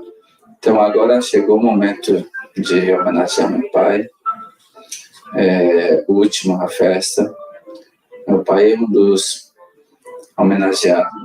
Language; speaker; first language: Portuguese; non-native, local second language; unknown